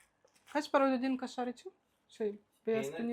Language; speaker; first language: Turkish; non-native, fluent; Russian